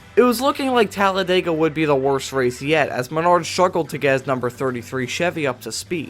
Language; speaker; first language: English; native; English